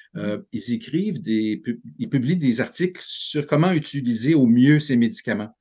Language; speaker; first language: French; native; French